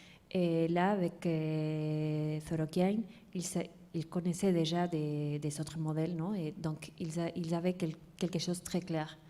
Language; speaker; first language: French; non-native, fluent; Spanish